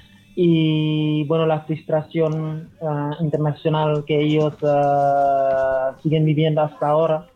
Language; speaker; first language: Spanish; non-native, fluent; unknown